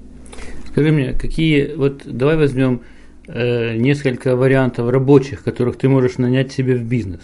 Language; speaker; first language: Russian; native; Russian